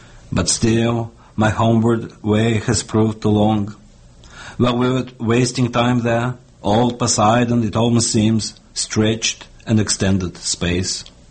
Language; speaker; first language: English; non-native, fluent; Russian